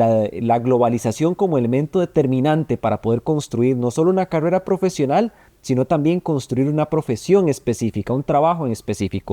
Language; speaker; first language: Spanish; native; Spanish